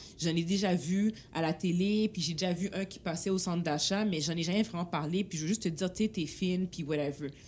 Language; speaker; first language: French; early bilingual, other home language; Haitian Creole